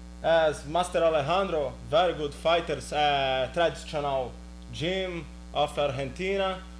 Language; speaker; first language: English; non-native, learner; Portuguese